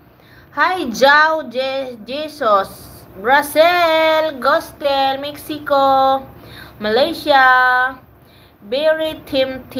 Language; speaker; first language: English; non-native, learner; Waray